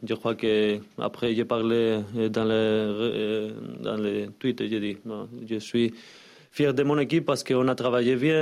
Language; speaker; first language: French; non-native, learner; Spanish